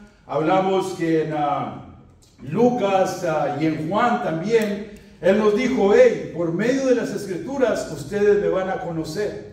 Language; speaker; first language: Spanish; native; Spanish